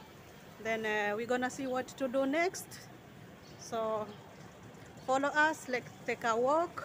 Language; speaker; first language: English; non-native, learner; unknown